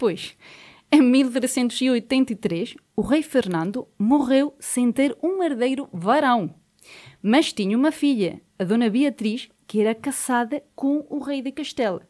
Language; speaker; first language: Portuguese; native; Portuguese